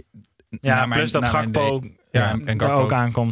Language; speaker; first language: Dutch; native; Dutch